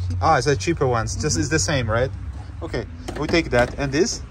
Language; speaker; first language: English; non-native, learner; Portuguese